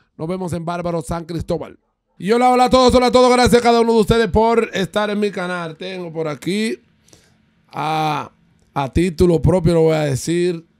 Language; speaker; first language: Spanish; native; Spanish